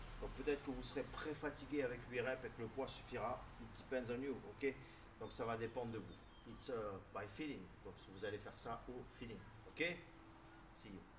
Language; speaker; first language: French; native; French